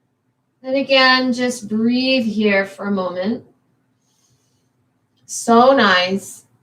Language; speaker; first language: English; native; English